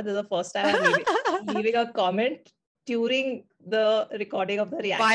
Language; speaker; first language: English; non-native, local second language; Hindi